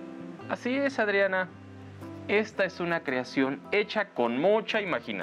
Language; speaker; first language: Spanish; native; Spanish